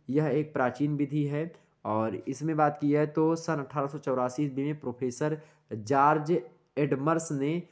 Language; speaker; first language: Hindi; native; Hindi